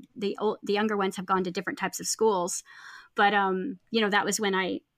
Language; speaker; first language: English; native; English